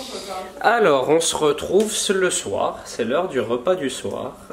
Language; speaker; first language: French; native; French